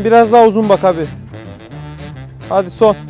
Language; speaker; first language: Turkish; native; Turkish